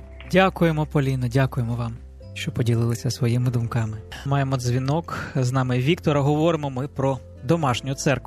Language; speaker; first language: Ukrainian; native; Ukrainian